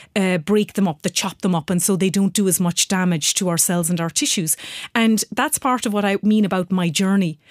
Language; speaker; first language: English; native; English